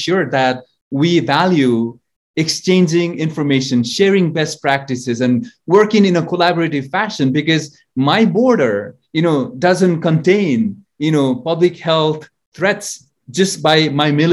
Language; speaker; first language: English; non-native, local second language; Nepali